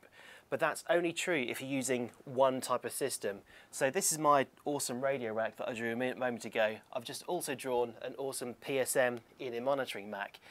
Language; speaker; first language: English; native; English